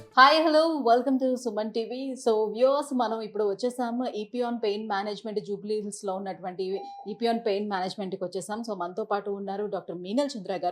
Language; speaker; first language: Telugu; native; Telugu